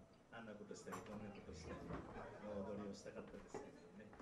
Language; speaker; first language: Japanese; native; Japanese